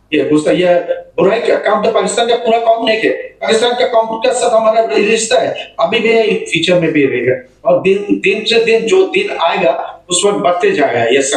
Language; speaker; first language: Hindi; non-native, learner; Bangla